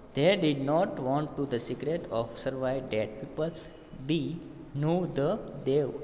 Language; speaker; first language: English; non-native, local second language; Gujarati